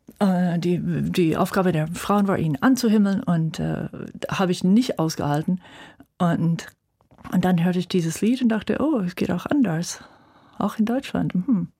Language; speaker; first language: German; non-native, fluent; English